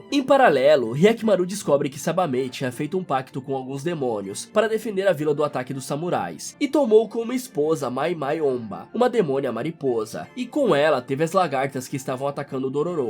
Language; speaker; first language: Portuguese; native; Portuguese